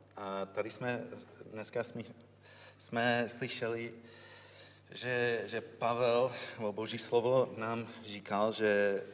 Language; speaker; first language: Czech; non-native, learner; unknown